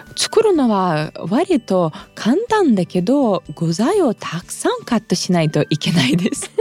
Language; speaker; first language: Japanese; non-native, fluent; Russian